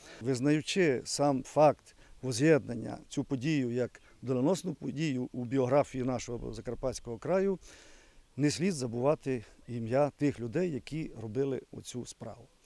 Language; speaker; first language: Ukrainian; native; Ukrainian